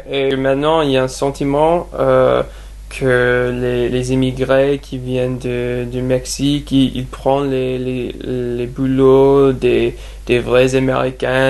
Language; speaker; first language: French; non-native, fluent; English